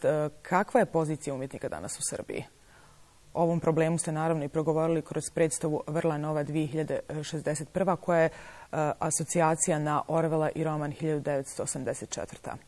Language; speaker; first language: Serbian; native; Serbian